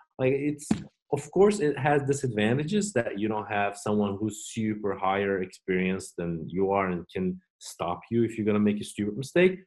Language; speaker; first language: English; non-native, fluent; Turkish